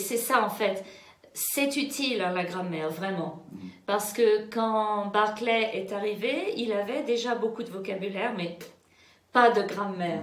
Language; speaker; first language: French; native; French